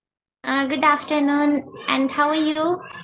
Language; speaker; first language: English; non-native, learner; Hindi